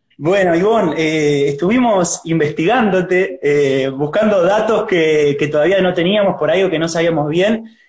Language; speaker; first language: Spanish; native; Spanish